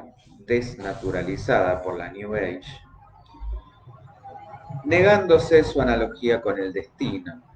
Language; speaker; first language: Spanish; native; Spanish